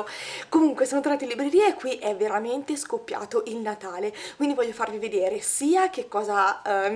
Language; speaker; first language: Italian; native; Italian